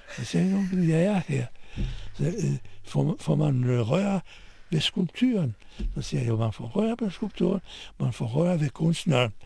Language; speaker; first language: Danish; non-native, fluent; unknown